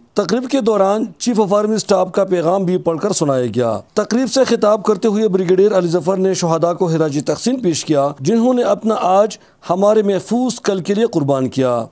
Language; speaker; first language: Urdu; non-native, local second language; Khowar